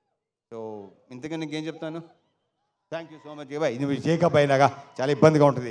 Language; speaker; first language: Telugu; native; Telugu